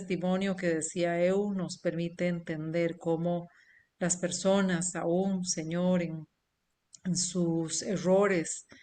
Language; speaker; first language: Spanish; native; Spanish